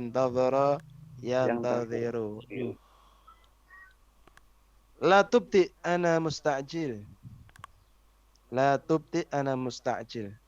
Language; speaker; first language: Arabic; non-native, fluent; Indonesian